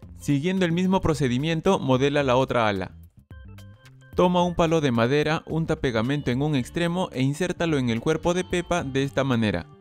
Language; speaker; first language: Spanish; native; Spanish